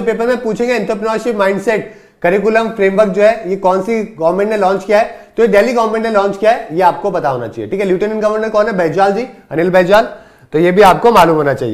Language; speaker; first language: Hindi; native; Hindi